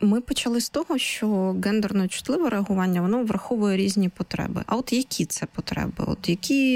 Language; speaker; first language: Ukrainian; native; Ukrainian